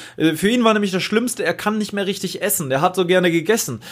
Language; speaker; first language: German; native; German